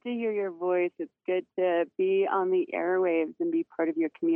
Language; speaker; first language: English; native; English